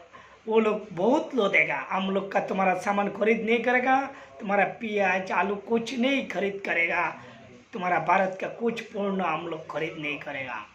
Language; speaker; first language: Hindi; non-native, learner; Bangla